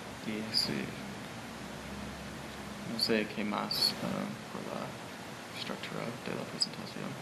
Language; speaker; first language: Spanish; non-native, learner; English